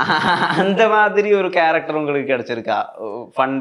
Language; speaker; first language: Tamil; non-native, fluent; Malayalam